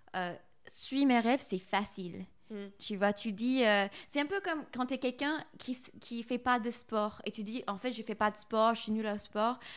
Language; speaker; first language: French; non-native, fluent; English